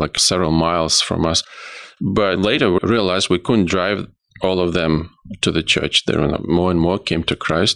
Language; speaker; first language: English; non-native, fluent; Ukrainian